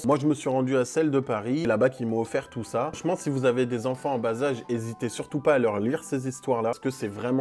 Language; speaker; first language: French; native; French